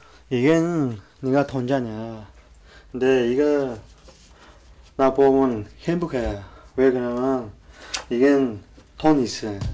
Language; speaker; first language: Korean; non-native, learner; Mongolian